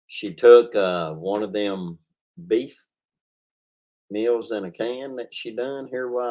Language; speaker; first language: English; native; English